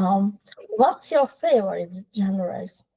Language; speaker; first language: English; non-native, learner; Hungarian